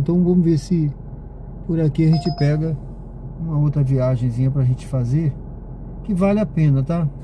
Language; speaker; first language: Portuguese; native; Portuguese